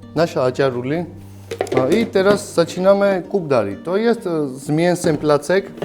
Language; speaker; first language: Polish; non-native, fluent; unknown